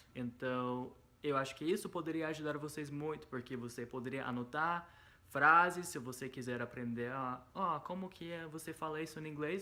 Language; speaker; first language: Portuguese; non-native, fluent; English